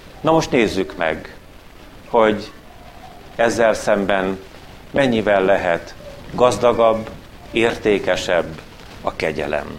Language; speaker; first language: Hungarian; native; Hungarian